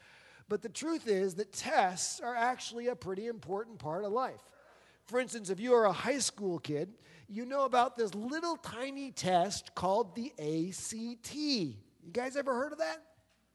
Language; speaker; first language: English; native; English